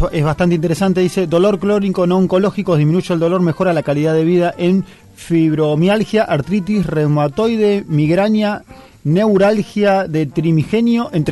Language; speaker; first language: Spanish; native; Spanish